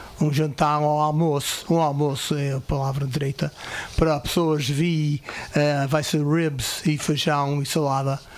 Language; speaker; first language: Portuguese; early bilingual, heritage; Portuguese